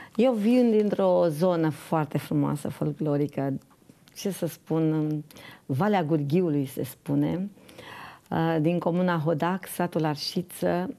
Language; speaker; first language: Romanian; native; Romanian